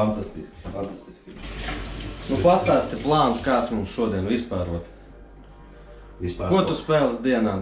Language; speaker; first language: Latvian; non-native, local second language; Russian